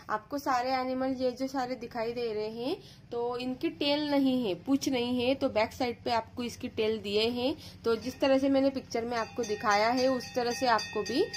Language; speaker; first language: Hindi; non-native, local second language; Marathi